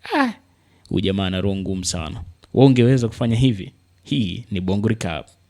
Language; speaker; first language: Swahili; native; Swahili